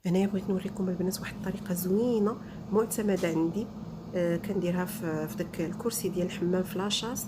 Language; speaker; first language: Arabic; native; Arabic